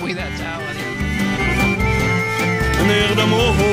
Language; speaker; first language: Spanish; native; Spanish